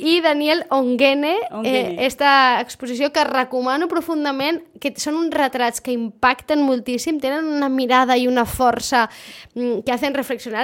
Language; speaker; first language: Spanish; non-native, local second language; Catalan